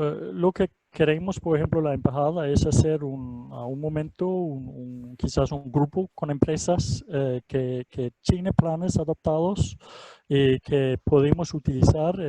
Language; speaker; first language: Spanish; non-native, fluent; Danish